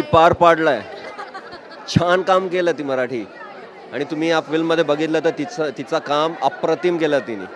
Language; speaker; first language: Marathi; non-native, local second language; Malayalam